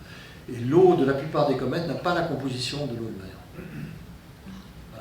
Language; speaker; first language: French; native; French